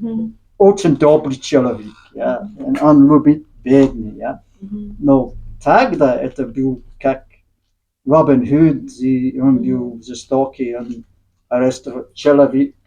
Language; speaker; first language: Russian; non-native, learner; English